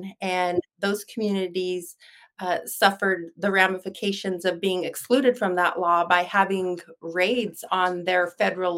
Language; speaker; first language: English; native; English